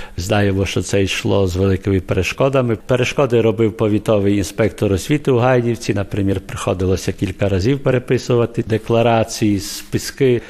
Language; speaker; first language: Ukrainian; early bilingual, heritage; Ukrainian